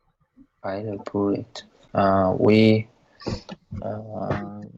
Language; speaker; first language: English; non-native, learner; Chinese